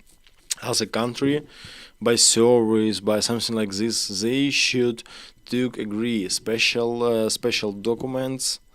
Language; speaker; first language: English; non-native, learner; Ukrainian